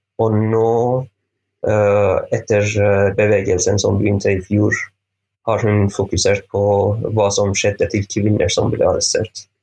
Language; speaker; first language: Norwegian; non-native, fluent; Persian